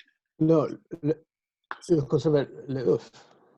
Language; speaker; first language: French; non-native, learner; English